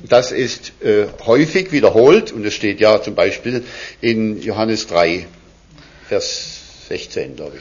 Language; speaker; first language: German; native; German